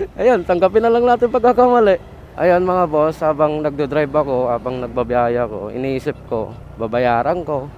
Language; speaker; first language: Filipino; native; Filipino